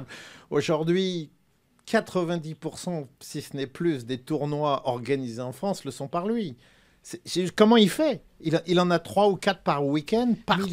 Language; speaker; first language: French; native; French